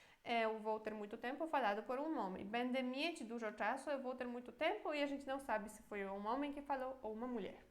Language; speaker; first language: Portuguese; non-native, fluent; Polish